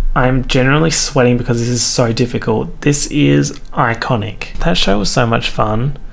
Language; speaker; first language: English; native; English